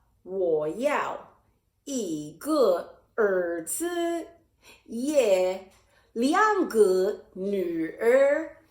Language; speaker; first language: Chinese; non-native, learner; English